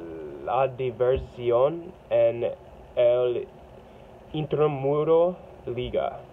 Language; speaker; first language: Spanish; non-native, learner; English